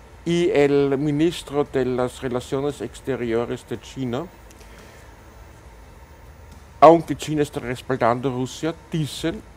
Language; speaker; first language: Spanish; non-native, fluent; German